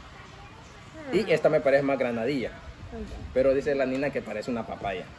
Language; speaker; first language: Spanish; native; Spanish